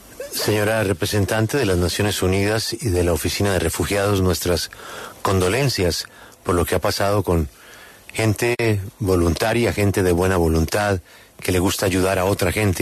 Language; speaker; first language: Spanish; native; Spanish